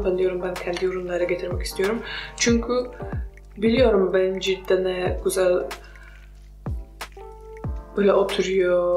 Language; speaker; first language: Turkish; non-native, fluent; Polish